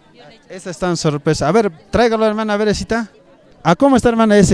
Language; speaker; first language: Spanish; non-native, local second language; Quechua